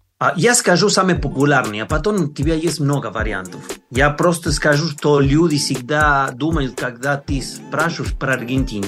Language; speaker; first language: Russian; non-native, learner; Spanish